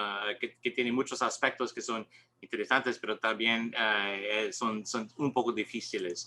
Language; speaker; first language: Spanish; non-native, learner; English